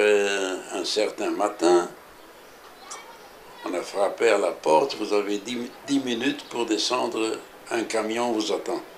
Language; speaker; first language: French; early bilingual, other home language; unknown